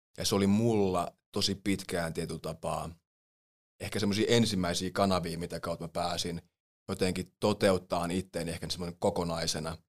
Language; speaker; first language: Finnish; early bilingual, other home language; English